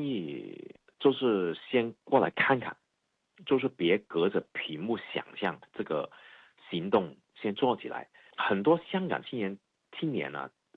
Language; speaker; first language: Chinese; non-native, fluent; Cantonese